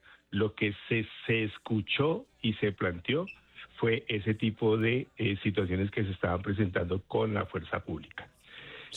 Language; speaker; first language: Spanish; native; Spanish